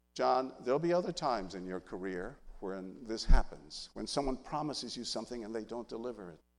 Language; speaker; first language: English; early bilingual, other home language; Spanish